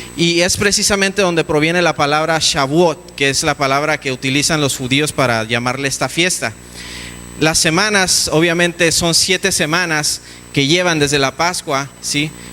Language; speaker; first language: Spanish; early bilingual, heritage; Spanish